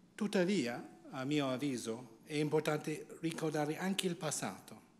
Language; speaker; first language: Italian; non-native, fluent; English